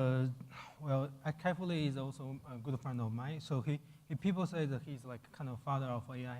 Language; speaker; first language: English; non-native, fluent; Chinese